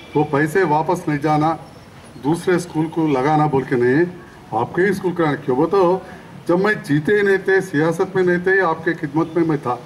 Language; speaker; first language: Hindi; non-native, local second language; Telugu